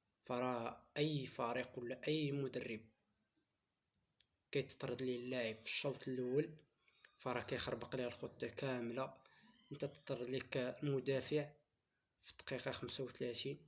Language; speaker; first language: Arabic; native; Arabic